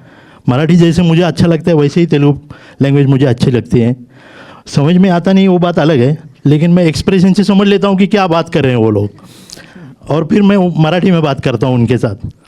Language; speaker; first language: Hindi; non-native, local second language; Marathi